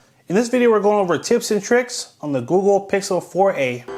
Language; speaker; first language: English; native; English